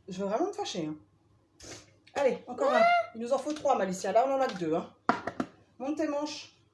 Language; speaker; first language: French; native; French